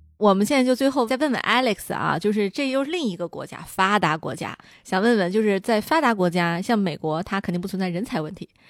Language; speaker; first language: Chinese; native; Chinese